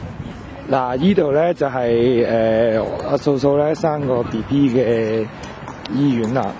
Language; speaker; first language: Cantonese; native; Cantonese